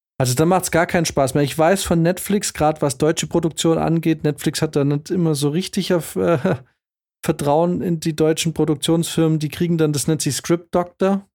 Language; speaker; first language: German; early bilingual, other home language; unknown